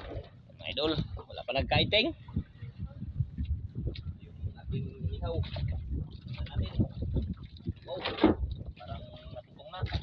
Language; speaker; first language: Filipino; non-native, local second language; Cebuano